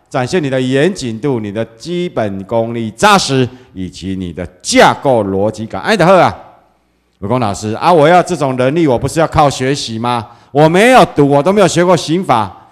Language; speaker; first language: Chinese; native; Chinese